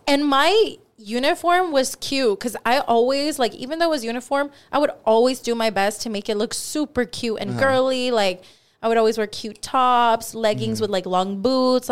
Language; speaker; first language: English; early bilingual, other home language; Spanish